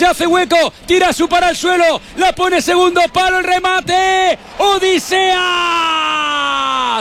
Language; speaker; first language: Spanish; native; Spanish